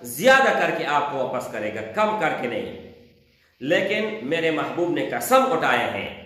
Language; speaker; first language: Urdu; non-native, local second language; Pashto